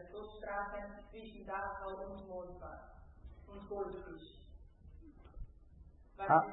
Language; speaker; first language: German; non-native, fluent; Italian